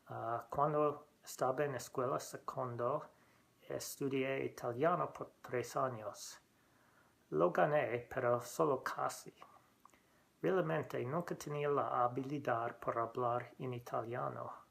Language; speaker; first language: Spanish; non-native, learner; English